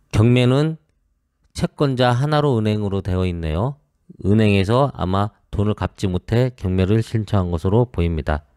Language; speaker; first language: Korean; native; Korean